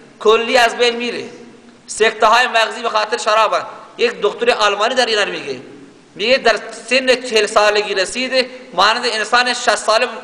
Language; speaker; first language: Persian; non-native, local second language; Baluchi